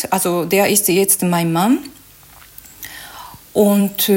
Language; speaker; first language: German; non-native, learner; Japanese